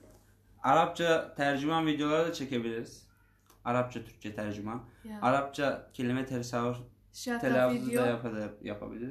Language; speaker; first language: Turkish; native; Turkish